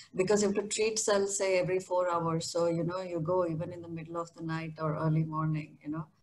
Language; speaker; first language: English; non-native, local second language; Kannada